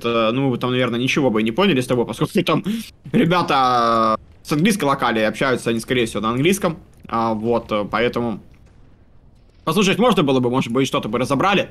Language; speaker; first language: Russian; native; Russian